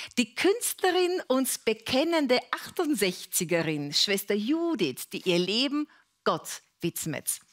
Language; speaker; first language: German; native; German